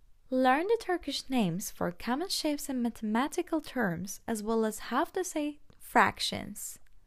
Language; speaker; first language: English; non-native, fluent; Turkish